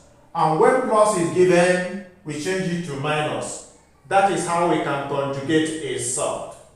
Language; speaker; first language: English; non-native, local second language; Igbo